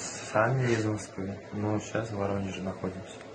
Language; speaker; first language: Russian; non-native, learner; Uzbek